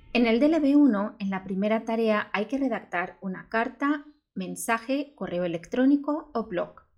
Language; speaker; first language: Spanish; native; Spanish